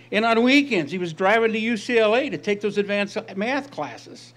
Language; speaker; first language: English; native; English